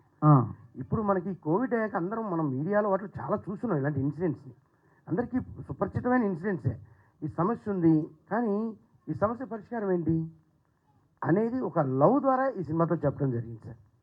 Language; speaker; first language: Telugu; native; Telugu